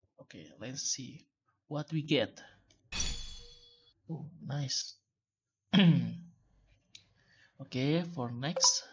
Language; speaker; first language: English; non-native, learner; Malay